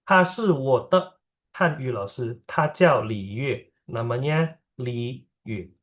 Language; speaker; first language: Chinese; non-native, fluent; Indonesian